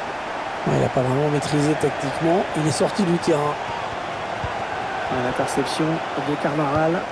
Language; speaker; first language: French; native; French